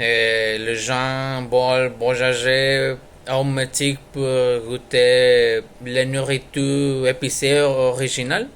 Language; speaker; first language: French; non-native, learner; Spanish